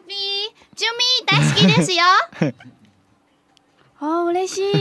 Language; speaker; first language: Japanese; non-native, learner; Chinese